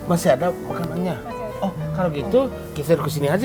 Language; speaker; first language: Indonesian; non-native, learner; Japanese